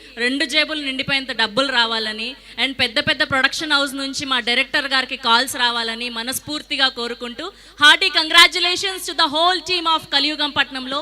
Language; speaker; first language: Telugu; native; Telugu